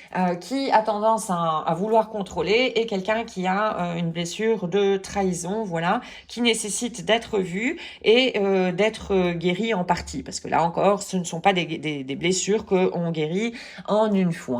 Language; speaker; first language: French; native; French